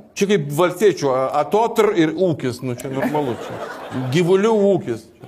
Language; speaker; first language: Lithuanian; native; Lithuanian